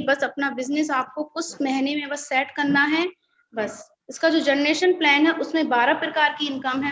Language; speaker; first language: Hindi; native; Hindi